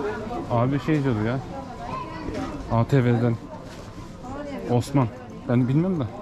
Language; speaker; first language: Turkish; native; Turkish